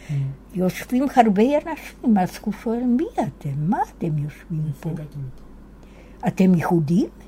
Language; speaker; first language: Hebrew; non-native, fluent; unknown